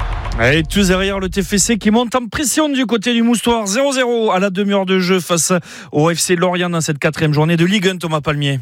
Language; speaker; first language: French; native; French